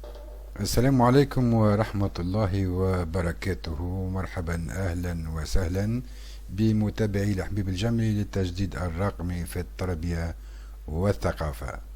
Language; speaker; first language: Arabic; native; Arabic